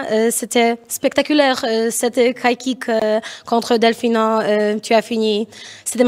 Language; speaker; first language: French; non-native, learner; Polish